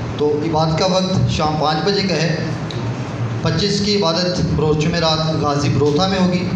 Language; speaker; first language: Urdu; non-native, local second language; Punjabi